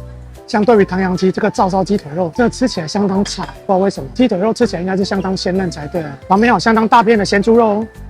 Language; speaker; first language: Chinese; native; Chinese